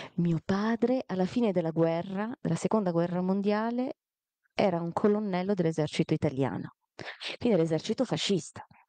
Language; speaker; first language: Italian; early bilingual, other home language; Amharic